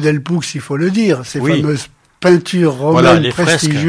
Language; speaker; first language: French; native; French